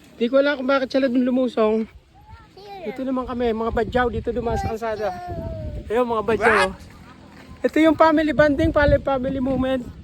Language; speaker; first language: Filipino; non-native, local second language; Bikol